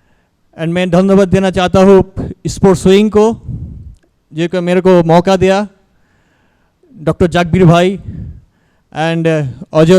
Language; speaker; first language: Hindi; non-native, learner; Bangla